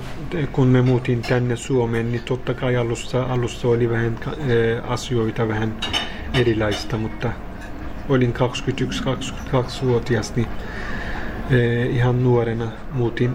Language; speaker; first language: Finnish; non-native, fluent; Turkish